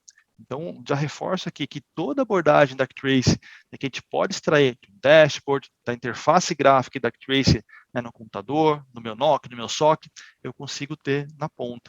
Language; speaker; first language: Portuguese; native; Portuguese